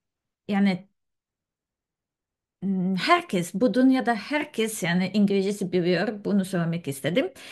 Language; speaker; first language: Turkish; non-native, learner; Serbian